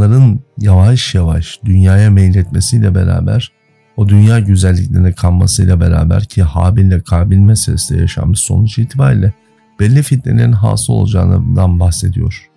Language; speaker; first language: Turkish; native; Turkish